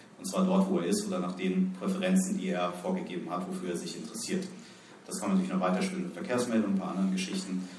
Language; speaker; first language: German; native; German